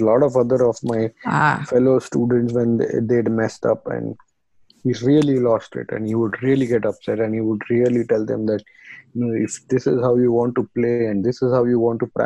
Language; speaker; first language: English; non-native, local second language; Marathi